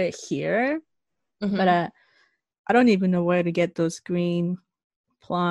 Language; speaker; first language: English; non-native, fluent; Japanese